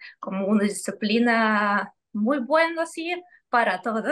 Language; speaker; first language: Spanish; non-native, fluent; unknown